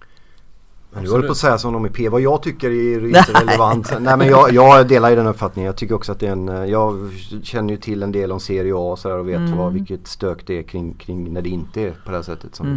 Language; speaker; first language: Swedish; native; Swedish